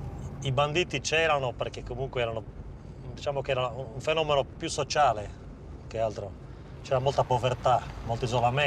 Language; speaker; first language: Italian; native; Italian